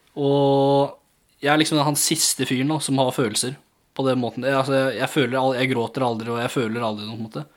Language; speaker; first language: Norwegian; early bilingual, other home language; English